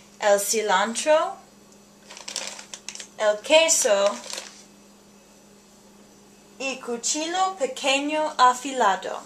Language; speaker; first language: Spanish; non-native, learner; English